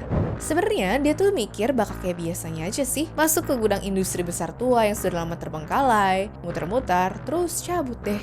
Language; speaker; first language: Indonesian; native; Indonesian